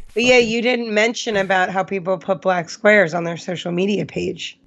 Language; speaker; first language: English; native; English